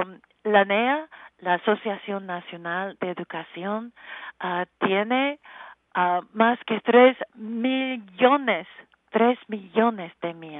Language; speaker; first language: Spanish; non-native, learner; English